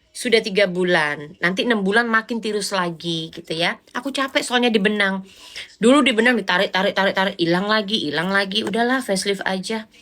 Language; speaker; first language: Indonesian; non-native, local second language; Javanese